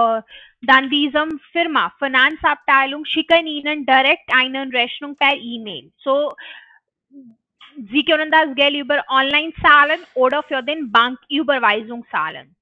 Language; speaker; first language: German; non-native, learner; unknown